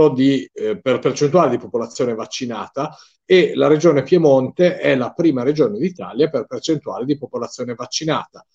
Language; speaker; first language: Italian; native; Italian